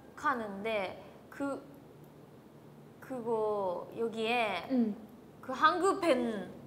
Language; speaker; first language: Korean; non-native, learner; Japanese